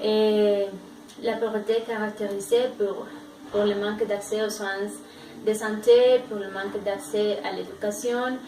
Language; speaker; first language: French; non-native, learner; Spanish